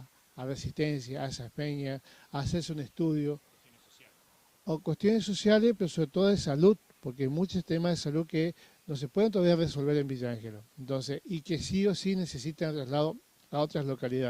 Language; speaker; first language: Spanish; native; Spanish